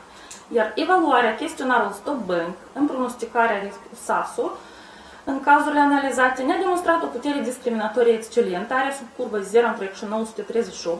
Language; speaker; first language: Romanian; native; Romanian